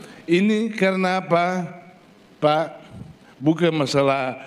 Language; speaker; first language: Indonesian; non-native, fluent; Portuguese